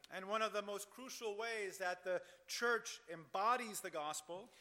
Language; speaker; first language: English; native; English